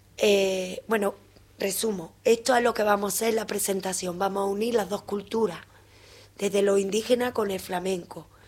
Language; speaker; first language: Spanish; native; Spanish